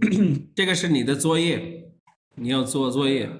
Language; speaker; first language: Chinese; non-native, fluent; Urdu